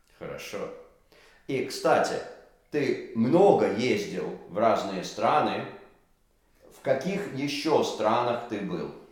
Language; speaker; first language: Russian; native; Russian